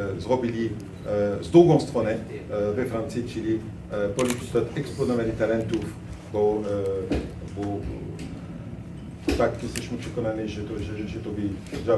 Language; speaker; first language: Polish; non-native, fluent; French